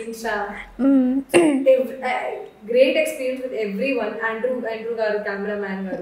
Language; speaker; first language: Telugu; non-native, learner; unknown